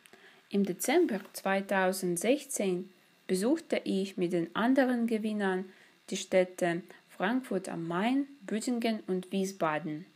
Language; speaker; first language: German; non-native, fluent; Russian